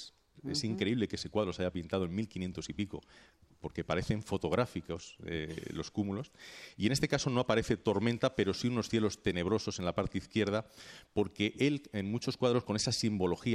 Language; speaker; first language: Spanish; native; Spanish